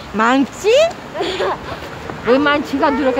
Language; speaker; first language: Korean; non-native, learner; Filipino